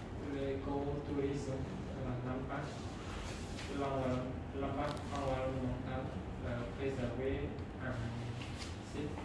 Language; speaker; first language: French; non-native, learner; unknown